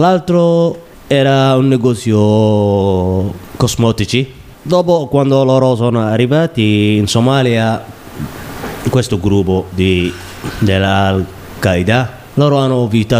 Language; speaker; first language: Italian; non-native, learner; Somali